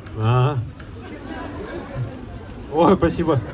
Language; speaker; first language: Russian; native; Russian